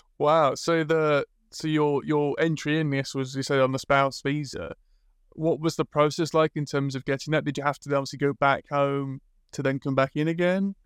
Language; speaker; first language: English; native; English